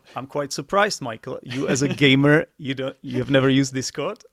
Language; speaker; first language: English; non-native, fluent; Czech